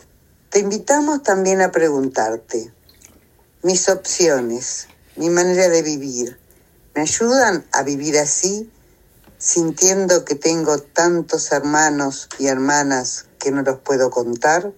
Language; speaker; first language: Spanish; native; Spanish